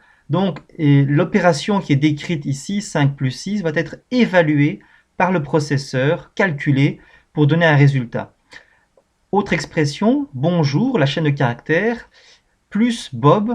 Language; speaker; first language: French; native; French